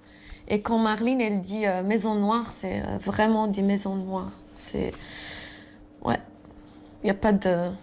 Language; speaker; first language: French; non-native, fluent; Assyrian Neo-Aramaic